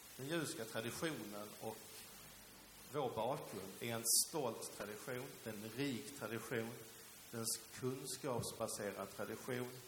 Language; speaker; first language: Swedish; early bilingual, other home language; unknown